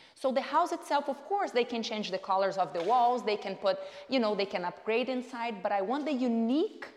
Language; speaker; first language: English; non-native, fluent; Portuguese